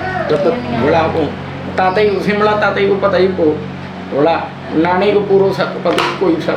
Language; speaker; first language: Filipino; non-native, learner; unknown